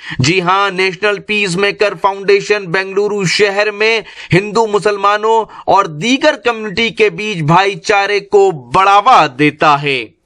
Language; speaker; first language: Urdu; native; Urdu